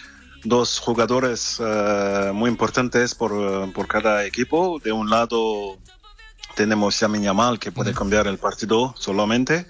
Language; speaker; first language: Spanish; non-native, learner; French